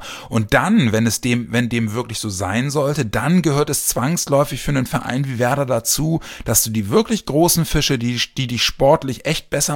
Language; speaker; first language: German; native; German